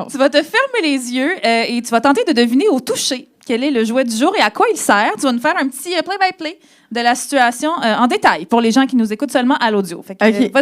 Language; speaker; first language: French; native; French